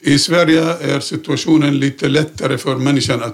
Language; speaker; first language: Swedish; non-native, fluent; Arabic